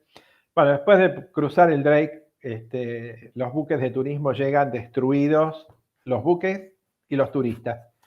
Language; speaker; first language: Spanish; native; Spanish